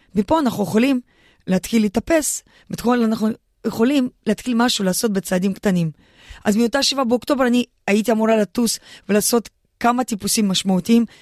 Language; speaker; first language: Hebrew; non-native, fluent; Russian